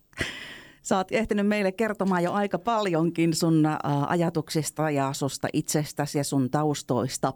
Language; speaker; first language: Finnish; native; Finnish